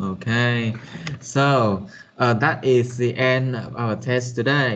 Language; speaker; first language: English; non-native, fluent; Vietnamese